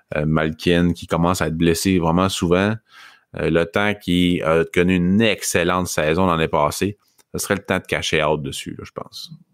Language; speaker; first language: French; native; French